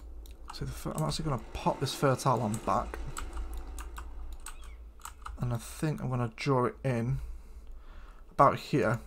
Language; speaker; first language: English; native; English